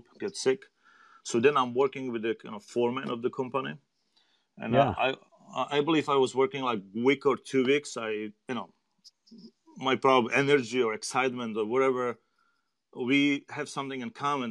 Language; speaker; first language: English; non-native, learner; Czech